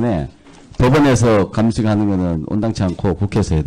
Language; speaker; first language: Korean; native; Korean